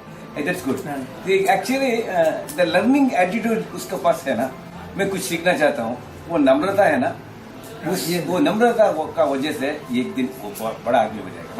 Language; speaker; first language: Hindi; non-native, local second language; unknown